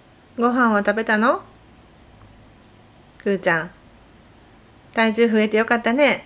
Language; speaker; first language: Japanese; native; Japanese